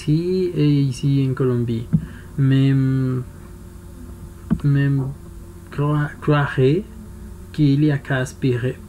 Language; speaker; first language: French; non-native, learner; Spanish